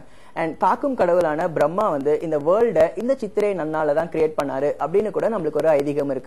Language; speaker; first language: Tamil; native; Tamil